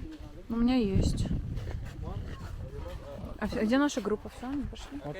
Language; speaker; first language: Russian; native; Russian